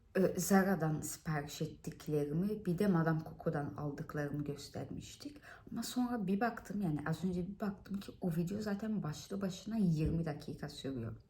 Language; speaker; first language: Turkish; early bilingual, heritage; Turkish